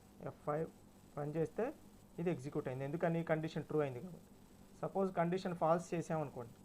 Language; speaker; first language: Telugu; native; Telugu